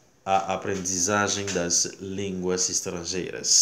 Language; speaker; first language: Portuguese; non-native, learner; Haitian Creole